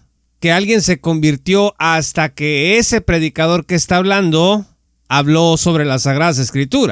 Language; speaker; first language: Spanish; native; Spanish